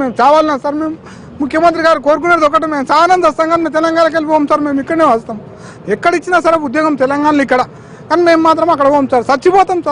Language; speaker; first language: Telugu; native; Telugu